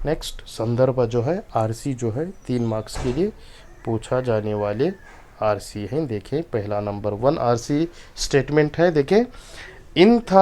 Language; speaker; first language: Urdu; non-native, local second language; Kannada